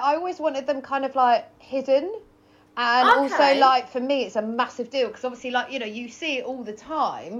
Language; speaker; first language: English; native; English